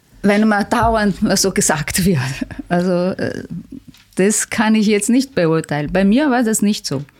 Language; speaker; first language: German; non-native, fluent; Italian